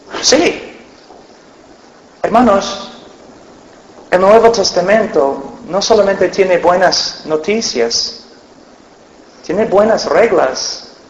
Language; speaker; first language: Spanish; non-native, fluent; English